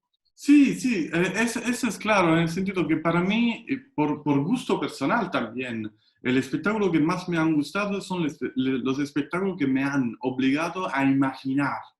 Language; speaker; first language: Spanish; non-native, fluent; Italian